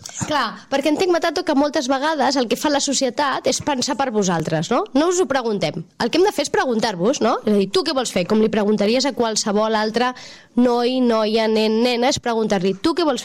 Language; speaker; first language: Catalan; native; Catalan